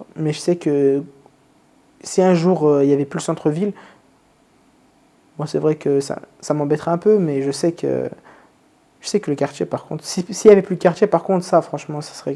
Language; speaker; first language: French; native; French